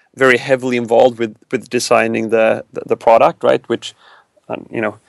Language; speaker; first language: English; non-native, fluent; Swedish